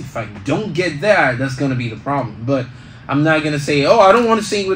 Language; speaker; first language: English; early bilingual, other home language; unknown